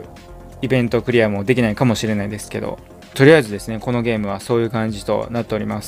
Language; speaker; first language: Japanese; native; Japanese